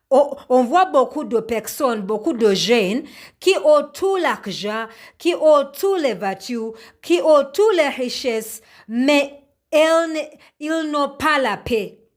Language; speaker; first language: French; non-native, learner; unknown